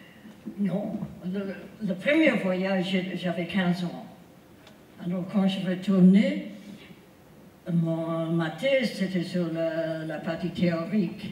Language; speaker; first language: French; non-native, fluent; English